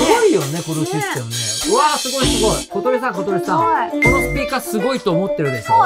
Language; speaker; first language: Japanese; native; Japanese